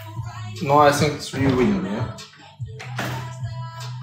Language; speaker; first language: English; non-native, learner; Russian